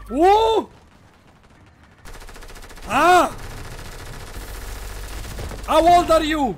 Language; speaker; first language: English; non-native, learner; Italian